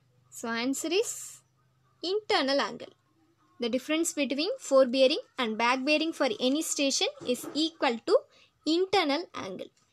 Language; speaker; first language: English; non-native, local second language; Tamil